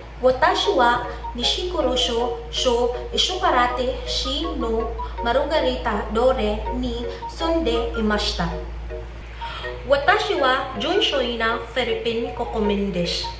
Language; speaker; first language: Japanese; non-native, learner; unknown